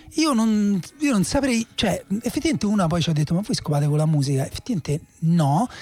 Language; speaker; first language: Italian; native; Italian